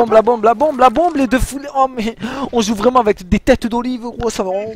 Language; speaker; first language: French; native; French